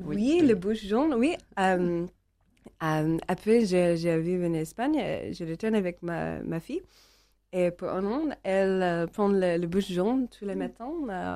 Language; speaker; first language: French; non-native, learner; English